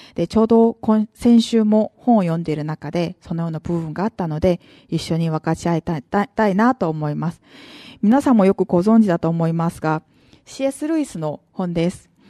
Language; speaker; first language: Japanese; non-native, fluent; Korean